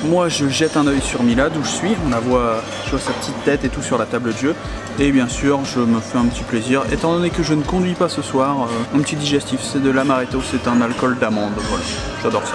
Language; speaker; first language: French; native; French